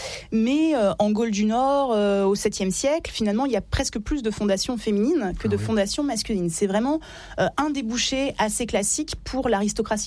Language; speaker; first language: French; native; French